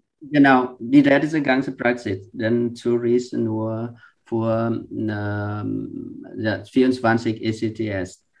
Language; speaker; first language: German; non-native, learner; Vietnamese